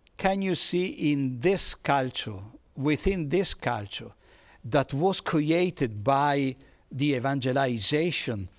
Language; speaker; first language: English; non-native, fluent; Italian